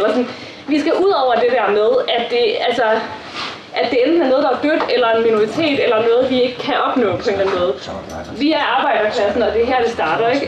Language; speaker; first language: Danish; native; Danish